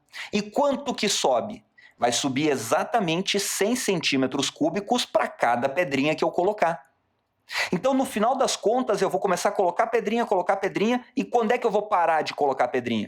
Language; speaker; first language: Portuguese; native; Portuguese